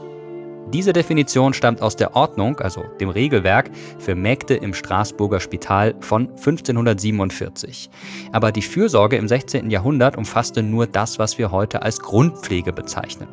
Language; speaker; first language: German; native; German